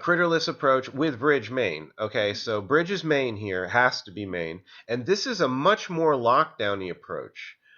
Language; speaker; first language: English; native; English